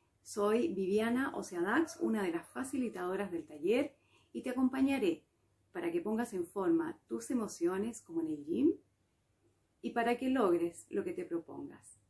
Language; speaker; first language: Spanish; native; Spanish